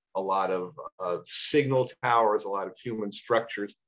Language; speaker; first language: English; native; English